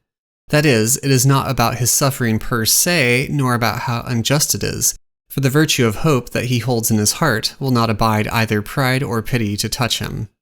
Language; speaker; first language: English; native; English